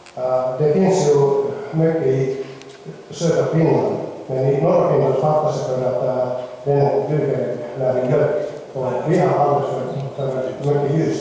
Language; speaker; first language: Swedish; non-native, fluent; Finnish